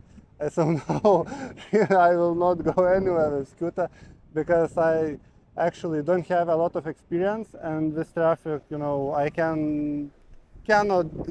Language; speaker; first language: English; non-native, learner; Lithuanian